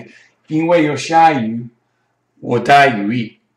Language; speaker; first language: Chinese; non-native, fluent; English